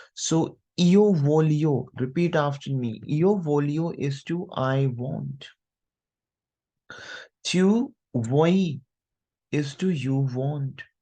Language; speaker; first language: English; non-native, local second language; Hindi